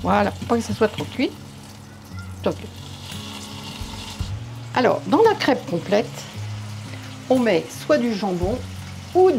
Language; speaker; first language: French; native; French